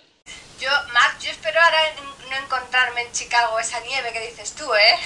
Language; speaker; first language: Spanish; native; Spanish